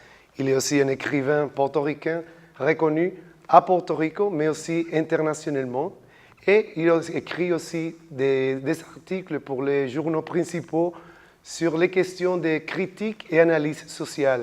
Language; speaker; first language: French; non-native, fluent; Spanish